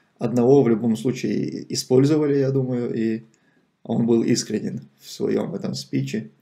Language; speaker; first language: Russian; non-native, local second language; Chechen